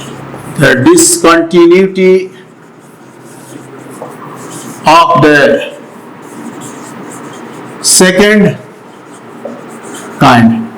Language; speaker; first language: English; non-native, local second language; Hindi